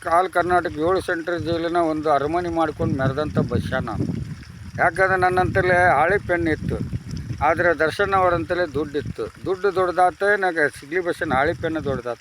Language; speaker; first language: Kannada; native; Kannada